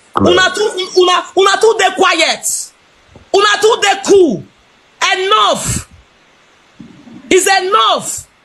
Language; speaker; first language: Nigerian Pidgin; non-native, local second language; Igbo